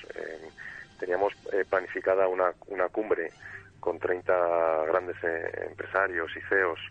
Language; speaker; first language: Spanish; native; Spanish